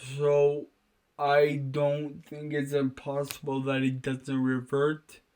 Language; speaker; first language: English; native; English